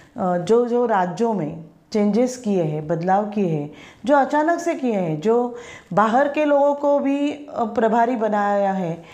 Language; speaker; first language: Hindi; non-native, local second language; Marathi